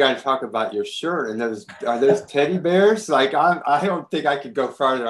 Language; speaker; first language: English; native; English